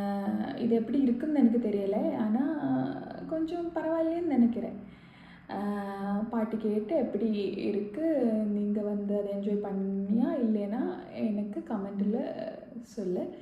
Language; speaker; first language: Tamil; non-native, learner; Malayalam